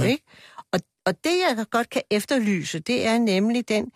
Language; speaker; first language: Danish; native; Danish